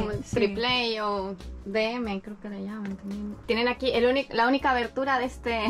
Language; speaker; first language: Spanish; native; Spanish